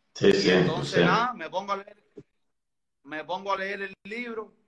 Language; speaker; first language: Spanish; native; Spanish